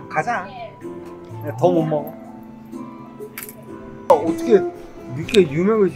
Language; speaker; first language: Filipino; non-native, learner; Korean